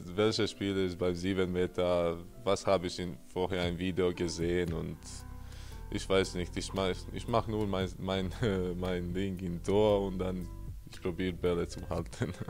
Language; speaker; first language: German; non-native, fluent; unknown